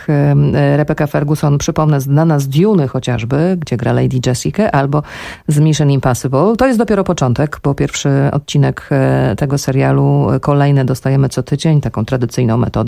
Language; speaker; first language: Polish; native; Polish